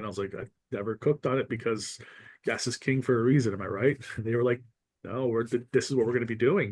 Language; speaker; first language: English; native; English